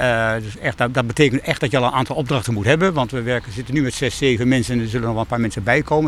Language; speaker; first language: Dutch; native; Dutch